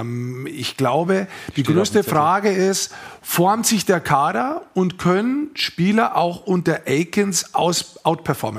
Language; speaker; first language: German; native; German